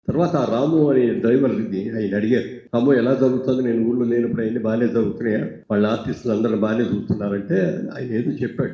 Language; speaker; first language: Telugu; native; Telugu